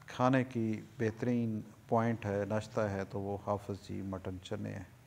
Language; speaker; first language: Urdu; native; Urdu